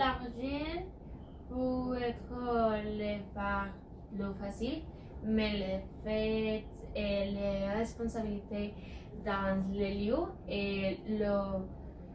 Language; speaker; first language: French; non-native, learner; Spanish